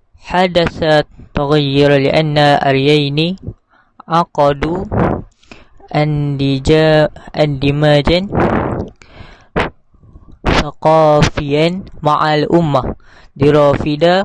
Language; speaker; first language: Arabic; non-native, learner; Malay